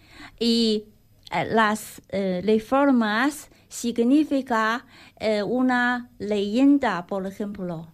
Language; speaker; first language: Spanish; non-native, learner; Chinese